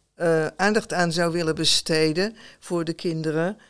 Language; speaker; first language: Dutch; native; Dutch